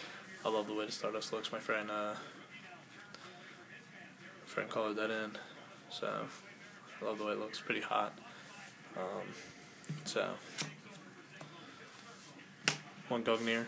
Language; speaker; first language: English; native; English